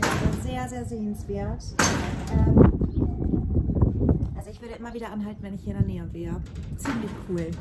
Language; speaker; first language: German; native; German